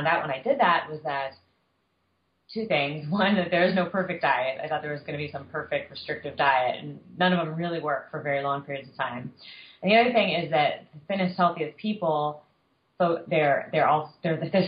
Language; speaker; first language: English; native; English